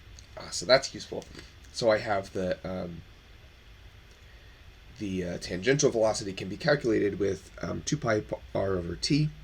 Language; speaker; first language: English; native; English